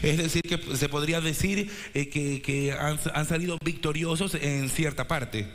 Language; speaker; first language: Spanish; native; Spanish